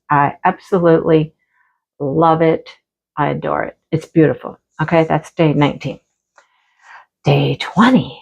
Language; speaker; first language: English; native; English